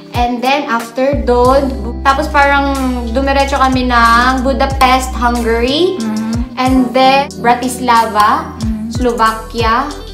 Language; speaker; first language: Filipino; native; Filipino